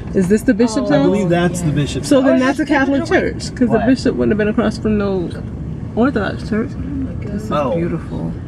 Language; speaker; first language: English; native; English